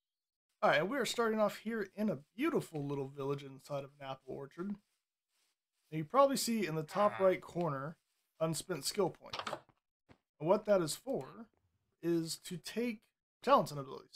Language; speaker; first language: English; native; English